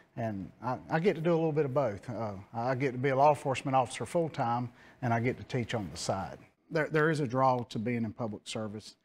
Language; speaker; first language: English; native; English